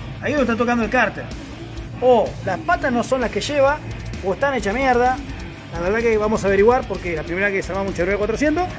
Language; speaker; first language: Spanish; native; Spanish